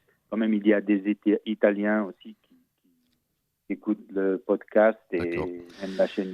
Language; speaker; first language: French; non-native, fluent; Portuguese